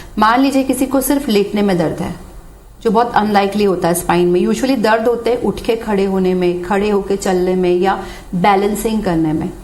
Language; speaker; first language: Hindi; native; Hindi